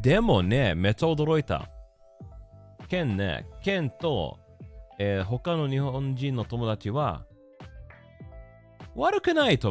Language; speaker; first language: Japanese; non-native, learner; Swedish